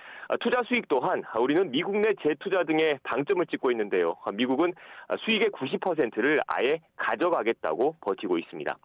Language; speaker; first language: Korean; native; Korean